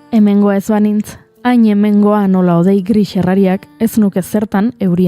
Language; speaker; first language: Basque; native; Basque